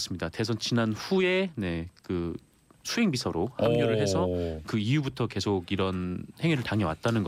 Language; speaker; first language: Korean; native; Korean